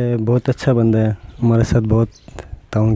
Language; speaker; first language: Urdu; non-native, local second language; Khowar